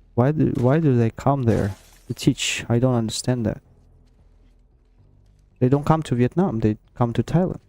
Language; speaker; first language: English; non-native, fluent; Russian